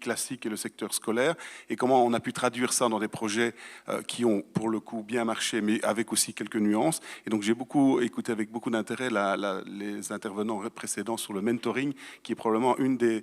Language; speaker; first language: French; native; French